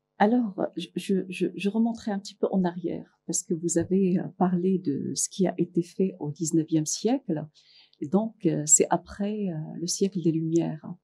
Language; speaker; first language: French; non-native, local second language; Arabic